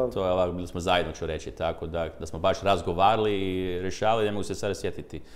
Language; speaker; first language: Croatian; early bilingual, heritage; Croatian